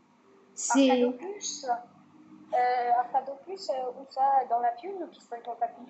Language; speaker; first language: French; native; French